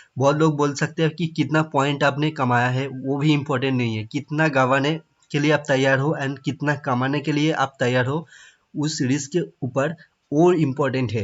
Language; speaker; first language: Hindi; non-native, local second language; Bangla